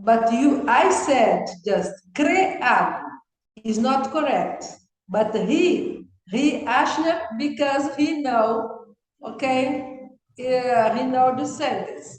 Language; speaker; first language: English; non-native, learner; Kabuverdianu